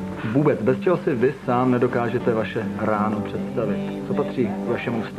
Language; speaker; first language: Czech; native; Czech